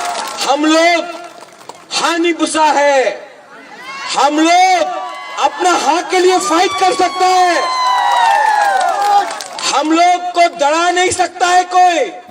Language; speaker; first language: Hindi; non-native, local second language; Kok Borok